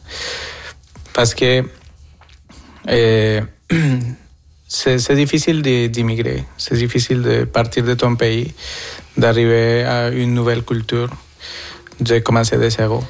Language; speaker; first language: French; non-native, fluent; Spanish